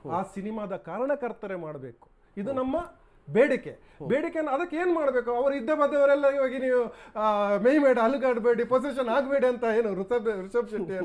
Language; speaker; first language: Kannada; non-native, local second language; Tulu